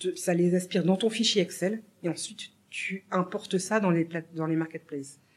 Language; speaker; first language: French; native; French